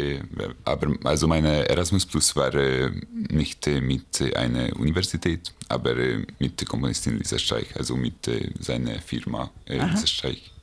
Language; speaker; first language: German; non-native, learner; Hungarian